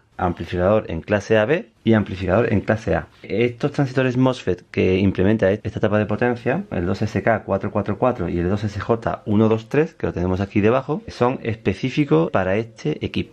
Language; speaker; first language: Spanish; native; Spanish